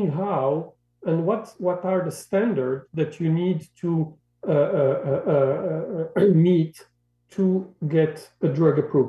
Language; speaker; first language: English; non-native, fluent; Arabic